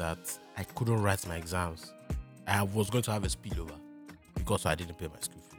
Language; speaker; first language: English; non-native, local second language; Yoruba